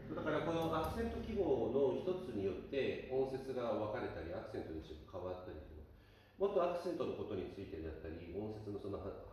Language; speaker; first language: Japanese; native; Japanese